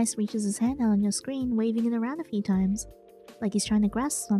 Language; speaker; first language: English; native; English